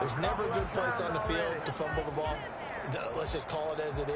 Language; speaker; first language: English; native; English